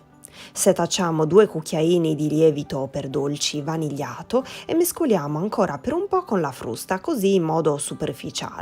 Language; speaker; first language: Italian; native; Italian